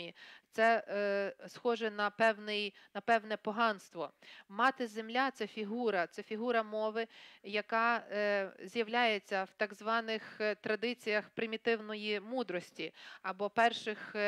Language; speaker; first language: Ukrainian; native; Ukrainian